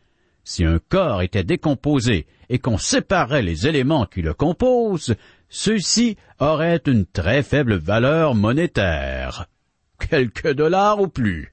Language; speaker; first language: French; native; French